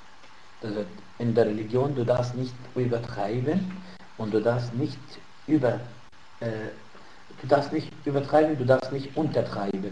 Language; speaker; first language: German; non-native, fluent; Arabic